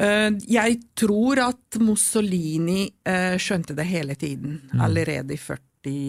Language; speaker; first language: Norwegian; non-native, fluent; Italian